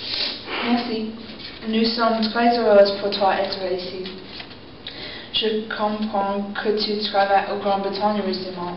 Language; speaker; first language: French; non-native, learner; English